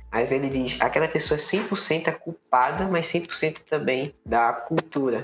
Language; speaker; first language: Portuguese; native; Portuguese